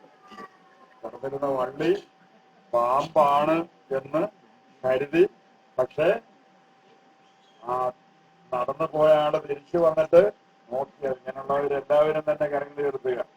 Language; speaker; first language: Malayalam; native; Malayalam